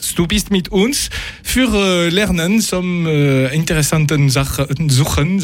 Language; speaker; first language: German; non-native, learner; French